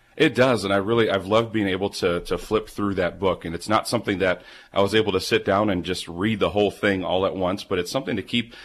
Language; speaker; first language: English; native; English